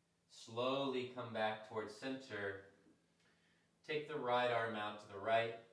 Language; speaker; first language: English; native; English